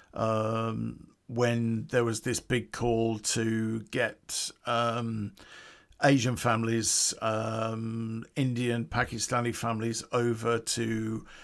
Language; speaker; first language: English; native; English